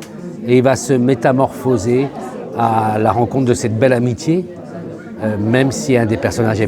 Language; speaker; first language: French; native; French